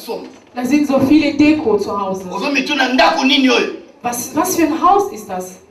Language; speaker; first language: German; non-native, learner; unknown